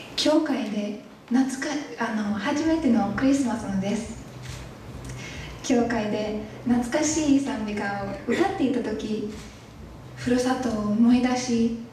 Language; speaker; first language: Japanese; non-native, learner; English